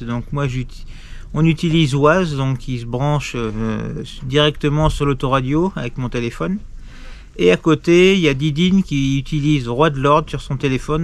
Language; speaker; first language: French; native; French